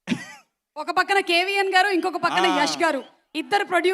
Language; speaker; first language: Telugu; native; Telugu